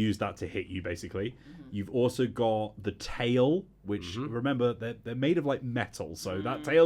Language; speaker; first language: English; native; English